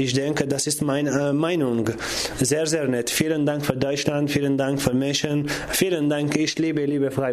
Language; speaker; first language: German; non-native, learner; Kurdish